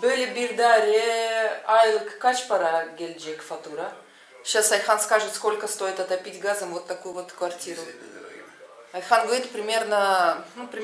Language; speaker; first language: Russian; native; Russian